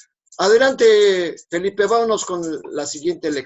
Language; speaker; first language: Spanish; native; Spanish